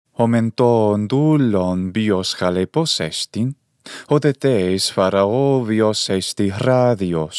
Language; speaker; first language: Greek; non-native, fluent; English